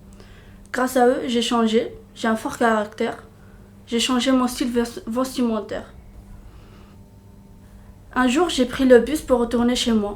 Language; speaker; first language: French; non-native, fluent; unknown